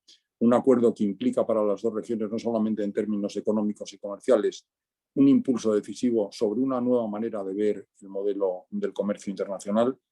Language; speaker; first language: Spanish; native; Spanish